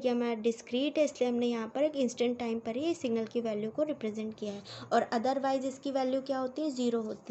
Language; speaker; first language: Hindi; native; Hindi